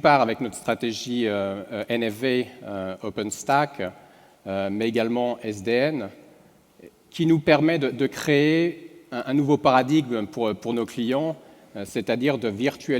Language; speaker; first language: French; native; French